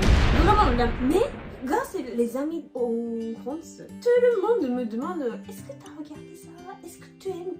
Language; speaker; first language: French; non-native, learner; Japanese